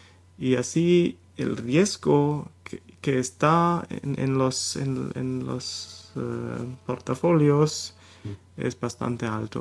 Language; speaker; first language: Spanish; non-native, fluent; German